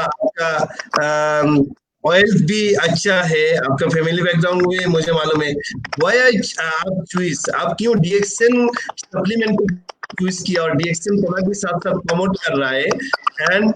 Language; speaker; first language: Hindi; non-native, learner; Bangla